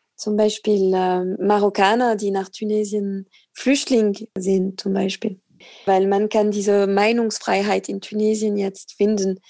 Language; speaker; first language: German; non-native, fluent; Arabic